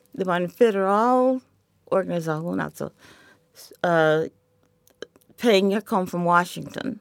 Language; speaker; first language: Swedish; non-native, fluent; English